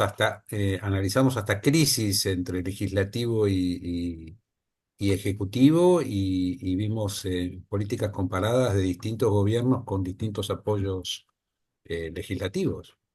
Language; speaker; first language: Spanish; native; Spanish